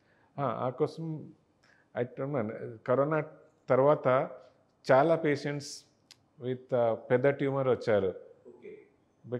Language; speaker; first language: Telugu; non-native, learner; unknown